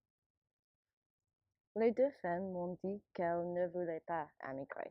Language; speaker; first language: French; non-native, learner; English